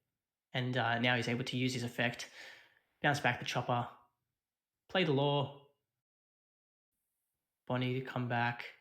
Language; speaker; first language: English; native; English